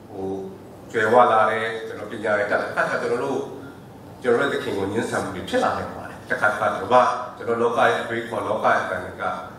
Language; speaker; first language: Burmese; non-native, local second language; S'gaw Karen